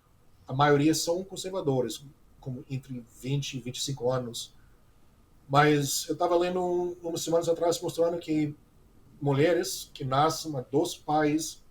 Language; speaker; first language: Portuguese; non-native, fluent; English